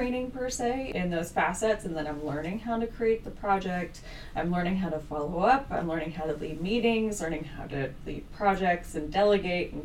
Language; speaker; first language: English; native; English